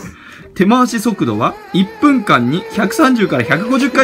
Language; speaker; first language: Japanese; native; Japanese